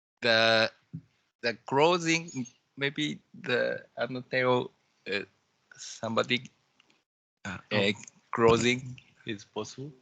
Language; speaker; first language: English; non-native, learner; Japanese